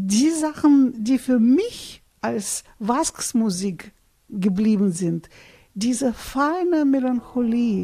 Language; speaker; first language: German; non-native, fluent; Russian